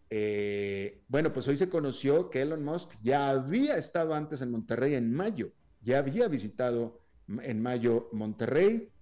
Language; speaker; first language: Spanish; native; Spanish